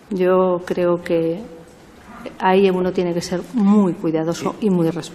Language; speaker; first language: Spanish; native; Spanish